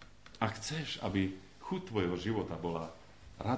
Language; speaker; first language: Polish; non-native, learner; Slovak